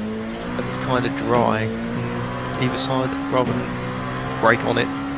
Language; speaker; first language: English; native; English